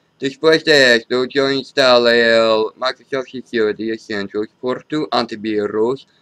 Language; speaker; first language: Spanish; non-native, learner; English